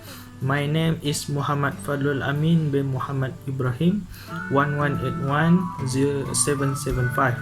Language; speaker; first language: English; non-native, learner; Malay